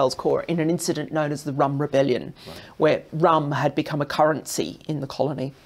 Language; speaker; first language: English; native; English